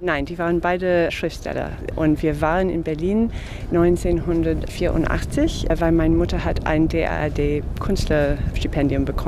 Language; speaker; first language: German; non-native, fluent; English